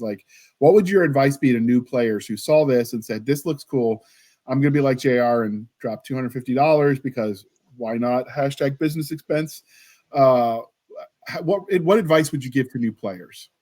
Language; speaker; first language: English; native; English